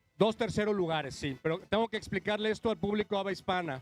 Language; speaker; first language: Spanish; native; Spanish